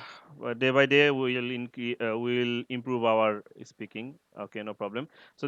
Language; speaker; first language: English; non-native, learner; Bangla